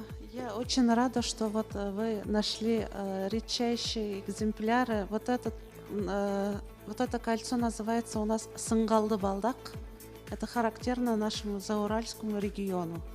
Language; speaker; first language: Russian; non-native, local second language; Bashkir